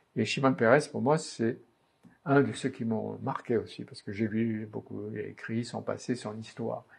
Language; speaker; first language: French; native; French